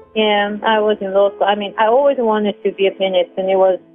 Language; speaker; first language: English; non-native, fluent; Japanese